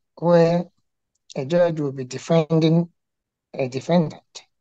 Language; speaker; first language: English; non-native, local second language; Igbo